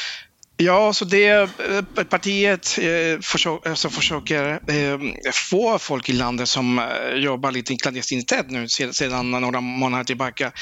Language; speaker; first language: Swedish; non-native, fluent; Spanish